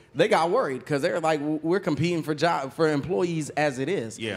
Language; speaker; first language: English; native; English